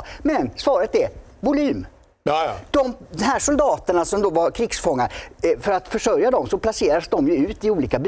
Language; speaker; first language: Swedish; native; Swedish